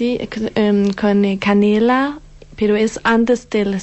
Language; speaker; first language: Spanish; non-native, learner; Danish